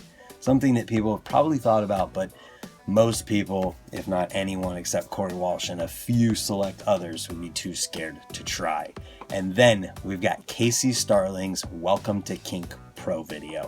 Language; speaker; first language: English; native; English